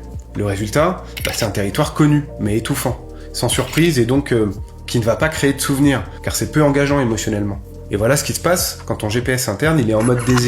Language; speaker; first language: French; native; French